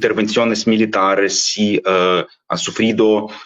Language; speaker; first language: Spanish; non-native, fluent; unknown